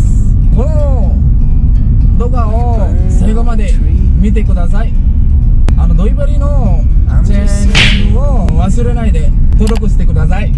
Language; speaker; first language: Japanese; non-native, fluent; Indonesian